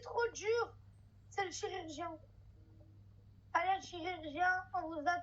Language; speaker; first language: French; native; French